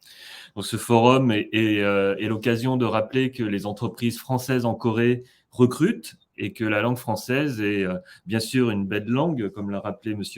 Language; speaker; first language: French; native; French